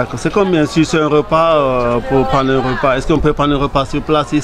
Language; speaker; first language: French; native; French